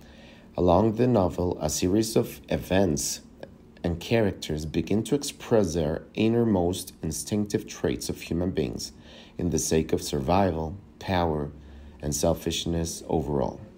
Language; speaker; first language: English; non-native, fluent; Spanish